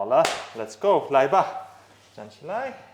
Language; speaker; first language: Chinese; non-native, learner; English